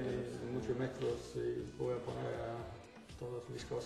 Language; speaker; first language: Spanish; non-native, fluent; English